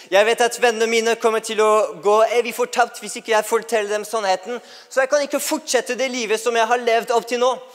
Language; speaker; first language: Norwegian; non-native, fluent; English